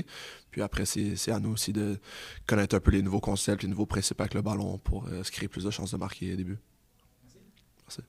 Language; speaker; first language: French; native; French